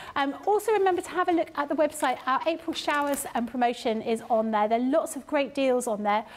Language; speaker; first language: English; native; English